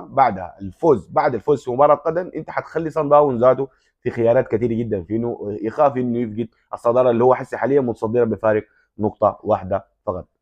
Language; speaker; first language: Arabic; native; Arabic